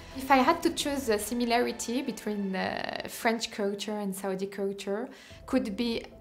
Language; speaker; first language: English; non-native, fluent; French